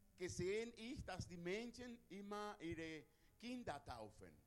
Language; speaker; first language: German; non-native, learner; Spanish